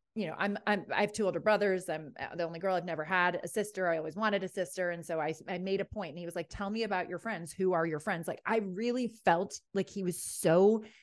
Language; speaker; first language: English; native; English